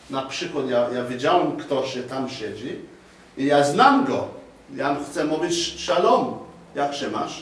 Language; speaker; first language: Polish; non-native, learner; English